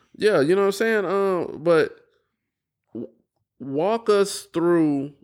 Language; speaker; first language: English; native; English